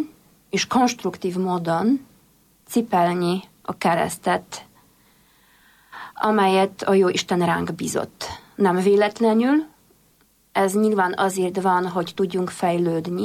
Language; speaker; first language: Hungarian; non-native, fluent; Polish